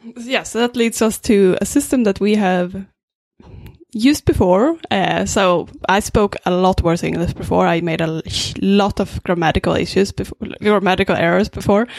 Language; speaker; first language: English; non-native, fluent; Swedish